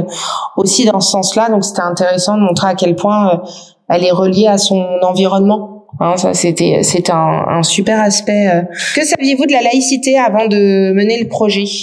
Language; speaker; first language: French; native; French